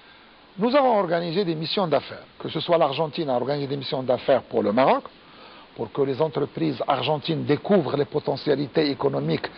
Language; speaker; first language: French; non-native, local second language; Arabic